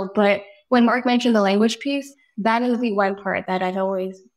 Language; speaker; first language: English; native; English